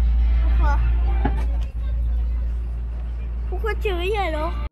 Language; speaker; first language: French; native; French